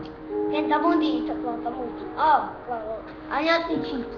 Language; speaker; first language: Hebrew; early bilingual, other home language; Russian